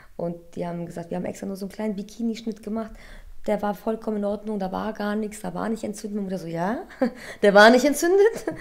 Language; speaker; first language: German; early bilingual, other home language; Polish